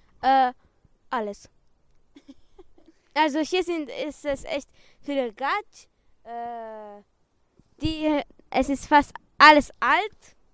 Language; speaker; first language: German; early bilingual, other home language; Romanian